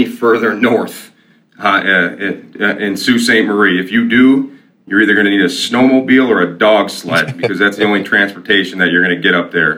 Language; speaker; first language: English; native; English